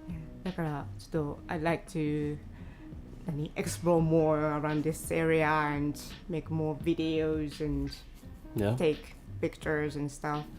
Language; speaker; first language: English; non-native, learner; Japanese